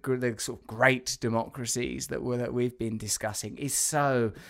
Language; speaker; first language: English; native; English